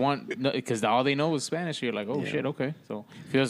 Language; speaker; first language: English; non-native, fluent; Spanish